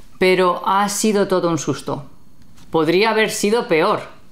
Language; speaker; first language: Spanish; native; Spanish